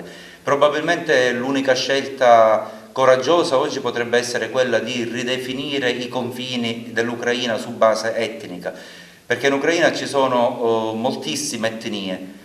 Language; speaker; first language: Italian; native; Italian